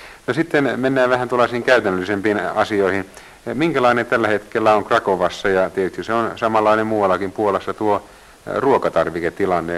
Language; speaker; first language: Finnish; native; Finnish